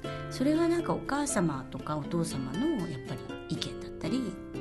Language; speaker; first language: Japanese; native; Japanese